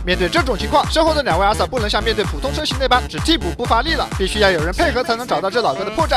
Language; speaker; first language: Chinese; native; Chinese